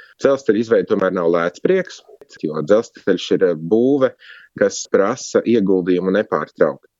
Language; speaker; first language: Latvian; native; Latvian